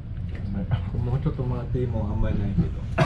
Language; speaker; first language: Japanese; native; Japanese